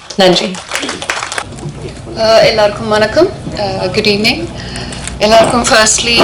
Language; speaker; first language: Tamil; non-native, local second language; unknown